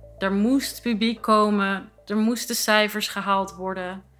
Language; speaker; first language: Dutch; native; Dutch